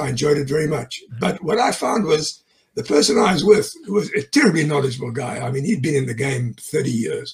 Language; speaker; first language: English; native; English